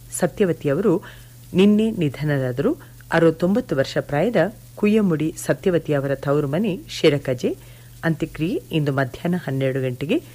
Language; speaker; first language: Kannada; non-native, local second language; Kodava